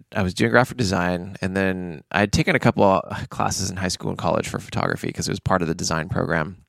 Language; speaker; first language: English; native; English